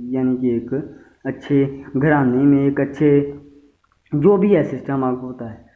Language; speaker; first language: Urdu; non-native, local second language; Punjabi